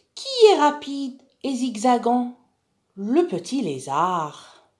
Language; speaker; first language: French; non-native, local second language; Arabic